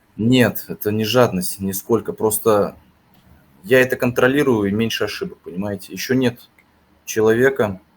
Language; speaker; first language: Russian; native; Russian